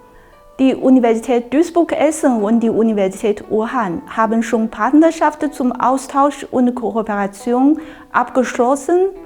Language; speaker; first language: German; non-native, fluent; Chinese